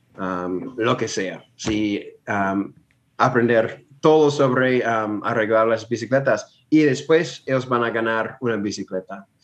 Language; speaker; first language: Spanish; non-native, fluent; English